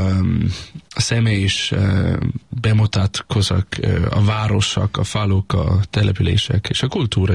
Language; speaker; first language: Hungarian; non-native, learner; Danish